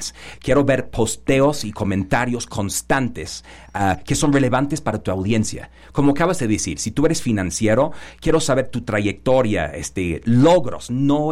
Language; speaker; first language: Spanish; non-native, fluent; English